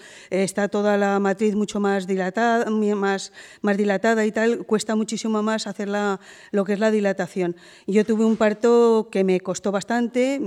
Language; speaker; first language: Spanish; native; Spanish